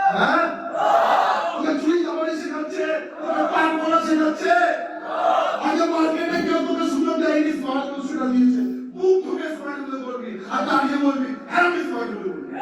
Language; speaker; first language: Bangla; non-native, local second language; Hindi